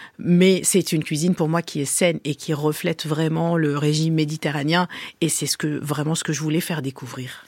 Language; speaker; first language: French; early bilingual, other home language; Arabic